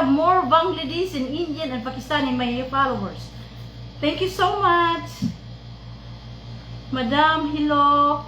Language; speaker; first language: English; non-native, local second language; Filipino